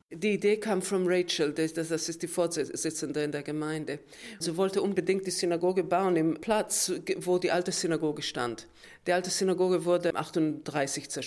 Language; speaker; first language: German; non-native, fluent; Hebrew